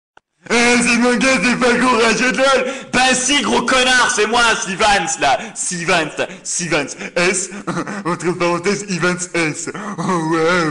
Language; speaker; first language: French; native; French